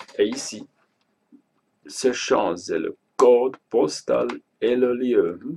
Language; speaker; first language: French; non-native, local second language; Swiss German